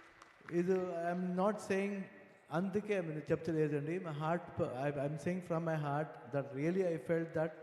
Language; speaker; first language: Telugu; non-native, learner; Kannada